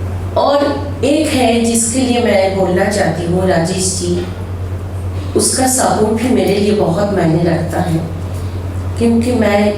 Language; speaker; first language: Hindi; non-native, local second language; Bangla